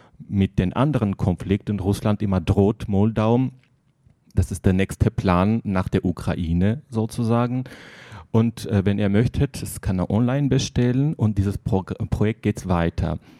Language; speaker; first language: German; non-native, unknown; Armenian